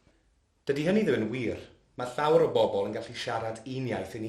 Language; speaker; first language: Welsh; non-native, local second language; English